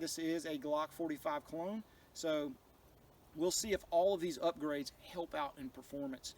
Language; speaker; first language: English; native; English